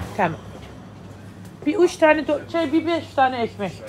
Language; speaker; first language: Turkish; non-native, learner; Persian